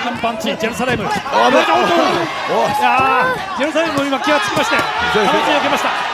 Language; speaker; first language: Japanese; native; Japanese